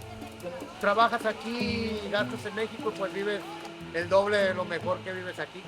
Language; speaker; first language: Spanish; native; Spanish